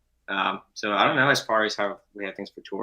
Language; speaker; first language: English; native; English